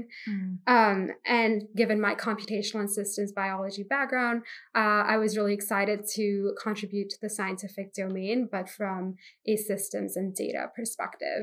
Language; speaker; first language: English; non-native, local second language; Hindi